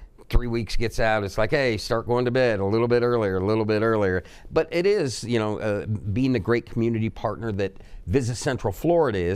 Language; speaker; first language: English; native; English